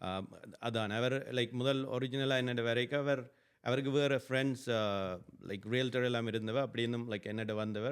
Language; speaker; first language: Tamil; early bilingual, other home language; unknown